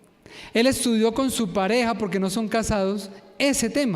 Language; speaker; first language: Spanish; native; Spanish